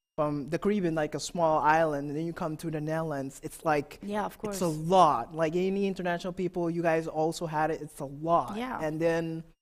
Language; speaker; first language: English; non-native, fluent; Papiamento